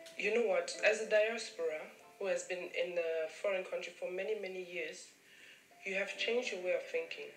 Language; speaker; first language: English; early bilingual, other home language; German